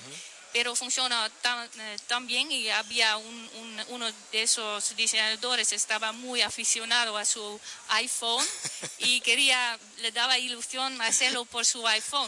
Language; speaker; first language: Spanish; non-native, fluent; Dutch